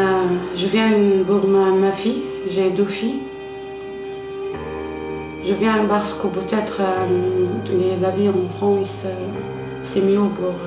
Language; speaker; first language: French; non-native, learner; Arabic